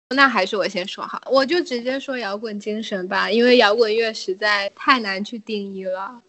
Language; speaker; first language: Chinese; native; Chinese